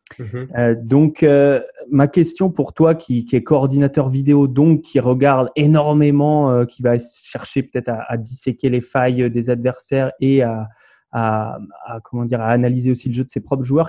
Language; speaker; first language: French; native; French